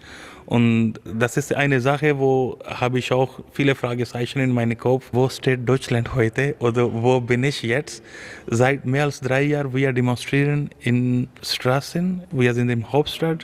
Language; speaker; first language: German; non-native, fluent; Urdu